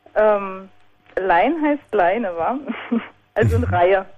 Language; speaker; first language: German; non-native, fluent; Polish